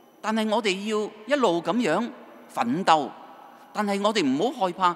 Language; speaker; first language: Chinese; non-native, local second language; Cantonese